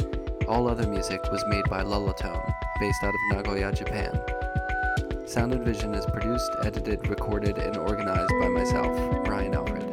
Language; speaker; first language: English; native; English